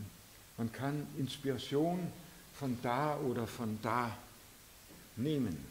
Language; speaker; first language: German; non-native, fluent; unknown